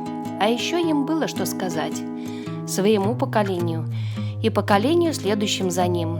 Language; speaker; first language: Russian; native; Russian